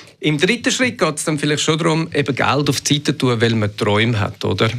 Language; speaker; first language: German; native; German